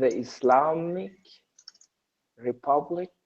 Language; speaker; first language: English; non-native, learner; Persian